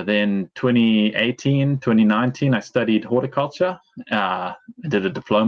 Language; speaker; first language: English; native; English